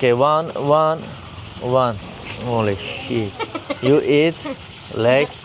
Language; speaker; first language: English; non-native, learner; Turkish